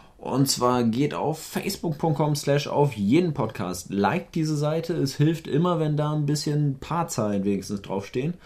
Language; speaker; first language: German; native; German